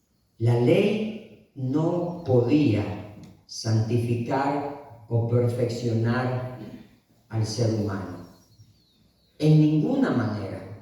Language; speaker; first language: Spanish; native; Spanish